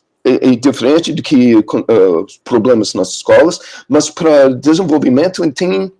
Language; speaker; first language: Portuguese; non-native, learner; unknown